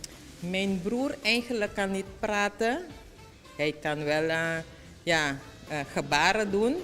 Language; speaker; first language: Dutch; non-native, local second language; Papiamento